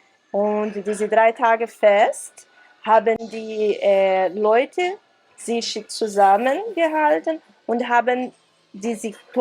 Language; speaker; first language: German; non-native, fluent; Portuguese